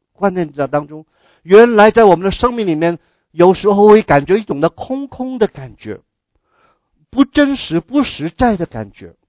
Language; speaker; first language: Chinese; non-native, local second language; Cantonese